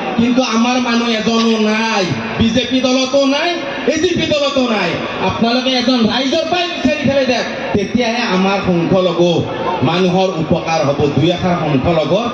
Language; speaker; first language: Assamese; non-native, local second language; Bangla